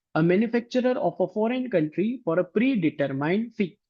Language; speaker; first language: English; non-native, local second language; Gujarati